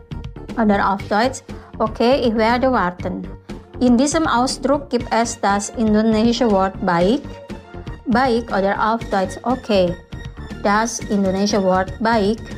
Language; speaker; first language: German; non-native, fluent; Indonesian